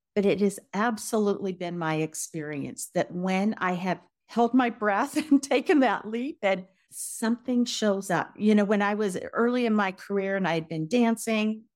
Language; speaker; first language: English; native; English